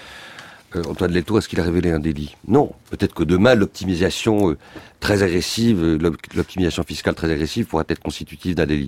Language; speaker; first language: French; native; French